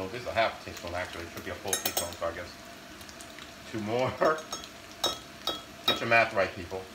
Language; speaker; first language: English; native; English